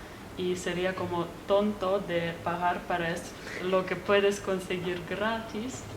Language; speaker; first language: Spanish; non-native, fluent; German